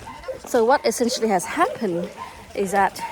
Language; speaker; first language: English; native; English